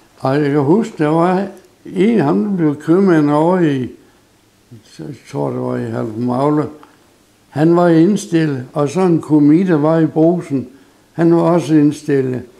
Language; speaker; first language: Danish; native; Danish